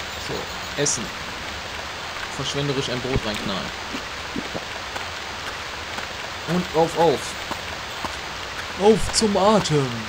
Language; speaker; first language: German; native; German